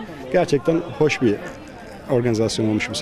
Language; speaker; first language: Turkish; native; Turkish